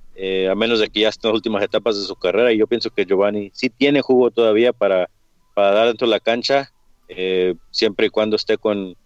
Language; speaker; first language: Spanish; early bilingual, heritage; Spanish